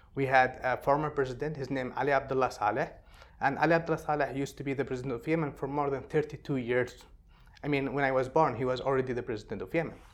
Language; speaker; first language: English; non-native, fluent; Arabic